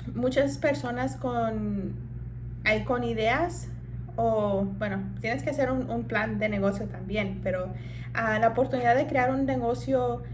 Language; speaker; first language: Spanish; early bilingual, heritage; Spanish